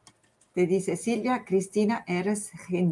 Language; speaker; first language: Spanish; non-native, fluent; Italian